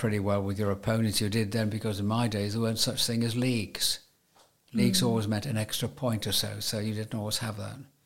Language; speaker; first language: English; native; English